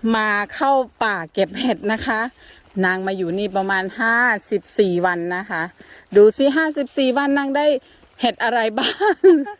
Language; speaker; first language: Thai; native; Thai